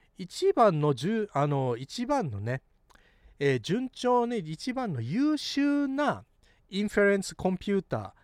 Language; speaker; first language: Japanese; early bilingual, heritage; Japanese